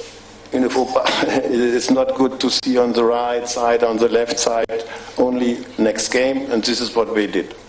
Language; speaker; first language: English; non-native, fluent; German